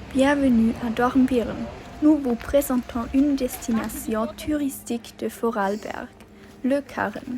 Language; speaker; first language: French; non-native, learner; German